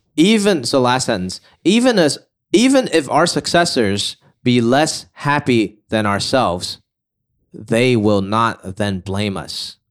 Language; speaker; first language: English; non-native, local second language; Cantonese